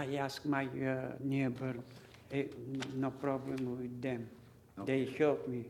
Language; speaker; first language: English; non-native, learner; Bulgarian